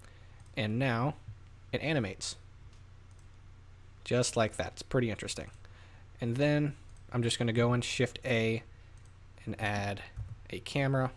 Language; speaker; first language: English; native; English